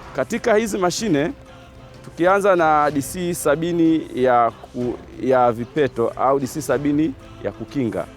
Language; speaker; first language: Swahili; native; Swahili